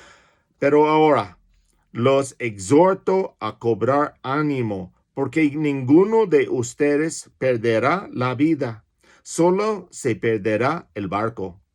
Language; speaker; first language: Spanish; non-native, fluent; English